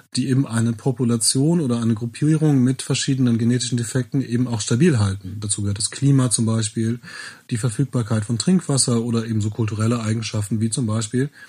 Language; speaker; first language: German; native; German